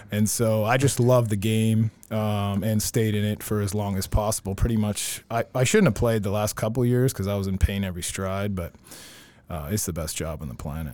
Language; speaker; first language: English; native; English